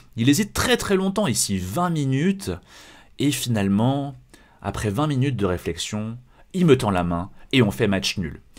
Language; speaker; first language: French; native; French